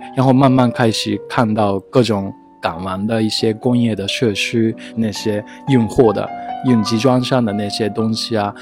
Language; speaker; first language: Chinese; non-native, fluent; Japanese